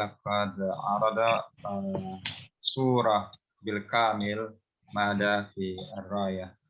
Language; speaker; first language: Arabic; non-native, learner; Indonesian